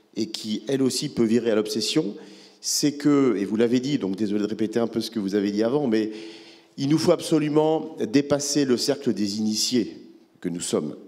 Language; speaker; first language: French; native; French